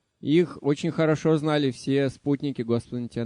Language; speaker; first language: Russian; native; Russian